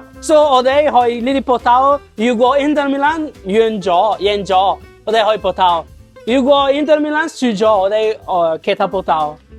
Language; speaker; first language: Cantonese; non-native, learner; Italian